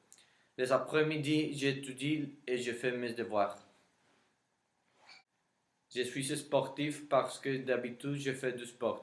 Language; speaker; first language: French; non-native, learner; Spanish